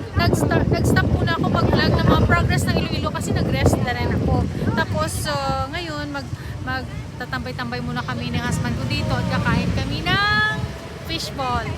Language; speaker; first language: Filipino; non-native, local second language; Hiligaynon